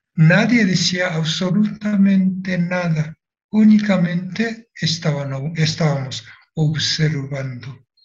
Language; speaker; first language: Spanish; non-native, fluent; Japanese